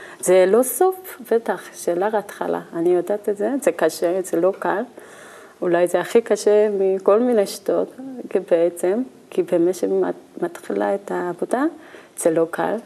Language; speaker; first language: Hebrew; non-native, learner; Korean